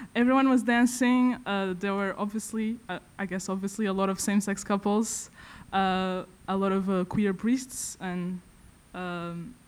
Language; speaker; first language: English; non-native, fluent; Portuguese